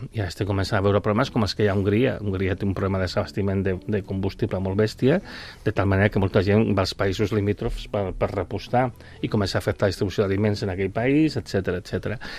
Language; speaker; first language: Catalan; non-native, local second language; Spanish